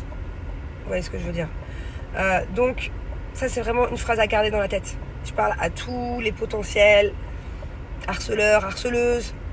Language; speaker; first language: French; native; French